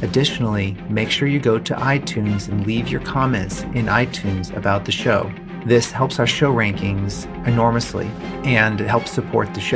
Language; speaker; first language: English; native; English